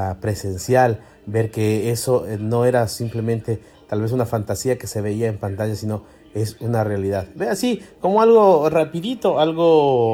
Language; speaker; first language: Spanish; native; Spanish